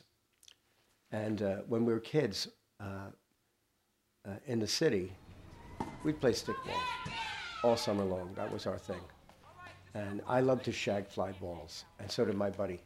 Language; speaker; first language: English; native; English